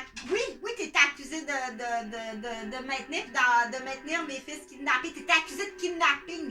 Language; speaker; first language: French; native; French